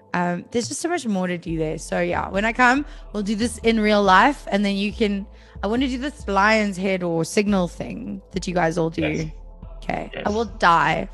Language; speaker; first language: English; native; English